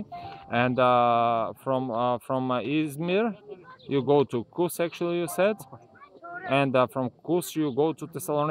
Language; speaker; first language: English; non-native, learner; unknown